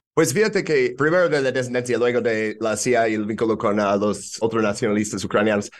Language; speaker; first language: Spanish; non-native, fluent; English